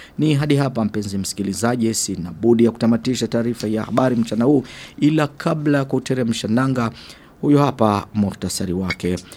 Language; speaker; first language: Swahili; non-native, local second language; Rundi